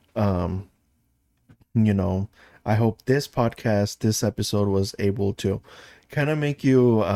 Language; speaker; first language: English; early bilingual, other home language; Spanish